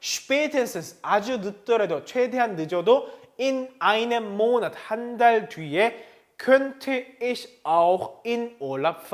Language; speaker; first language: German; non-native, fluent; Korean